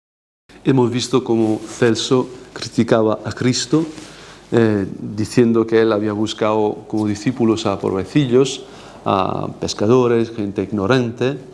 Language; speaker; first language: Spanish; non-native, fluent; Italian